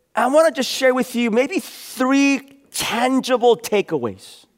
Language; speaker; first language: English; native; English